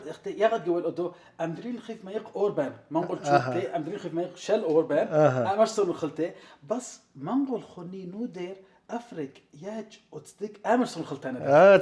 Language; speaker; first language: Mongolian; non-native, learner; Arabic